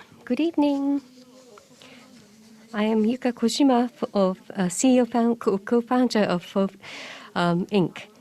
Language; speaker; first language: English; non-native, fluent; Japanese